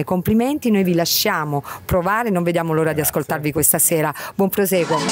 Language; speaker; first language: Italian; native; Italian